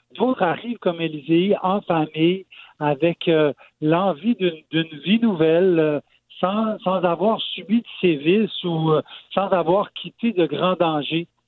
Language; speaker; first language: French; native; French